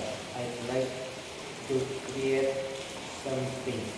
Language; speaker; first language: English; non-native, learner; Indonesian